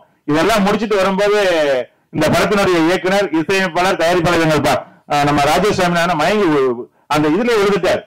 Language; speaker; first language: Tamil; native; Tamil